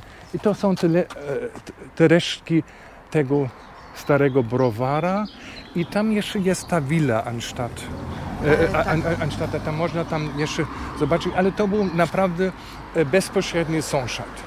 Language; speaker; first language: Polish; non-native, fluent; German